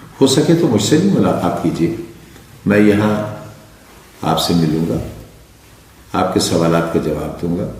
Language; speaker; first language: Urdu; native; Urdu